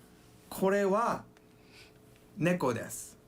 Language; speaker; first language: Japanese; non-native, fluent; English